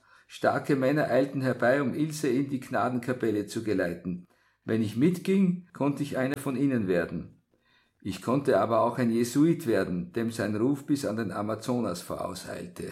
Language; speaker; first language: German; native; German